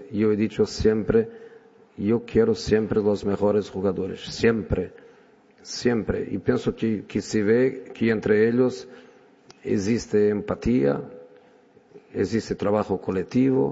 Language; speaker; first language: Spanish; non-native, fluent; Portuguese